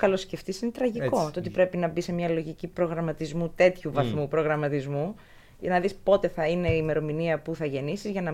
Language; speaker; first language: Greek; native; Greek